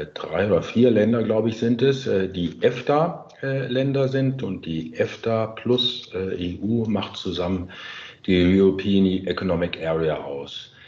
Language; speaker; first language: German; native; German